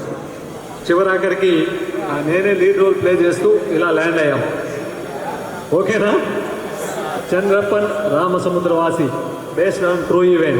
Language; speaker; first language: Telugu; native; Telugu